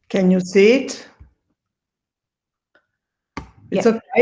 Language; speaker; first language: English; non-native, fluent; Italian